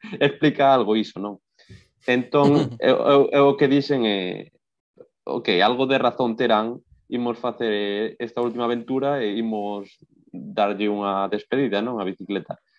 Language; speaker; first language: Galician; non-native, local second language; Spanish